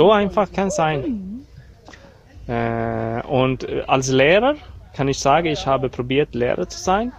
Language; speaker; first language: German; non-native, learner; Swedish